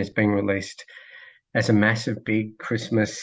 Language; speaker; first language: English; native; English